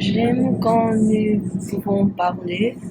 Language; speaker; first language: French; non-native, learner; English